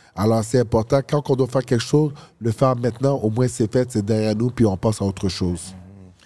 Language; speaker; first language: French; early bilingual, other home language; Haitian Creole